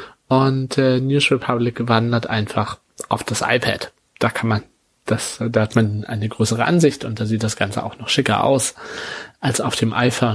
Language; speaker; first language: German; native; German